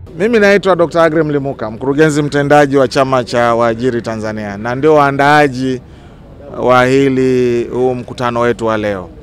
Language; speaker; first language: Swahili; native; Swahili